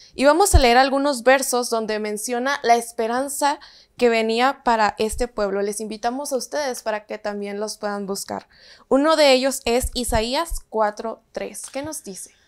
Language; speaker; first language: Spanish; native; Spanish